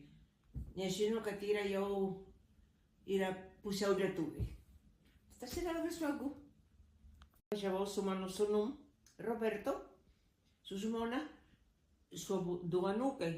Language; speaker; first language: Lithuanian; early bilingual, heritage; Lithuanian